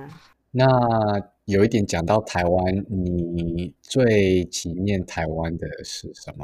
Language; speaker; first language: Chinese; early bilingual, heritage; Chinese